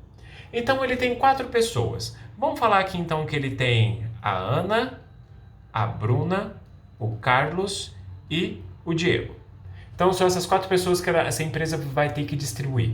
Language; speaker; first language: Portuguese; native; Portuguese